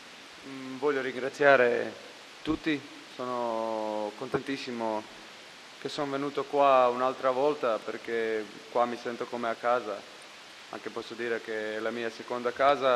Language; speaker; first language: Italian; non-native, fluent; Croatian